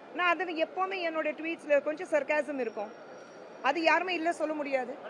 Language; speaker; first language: Tamil; non-native, fluent; Hindi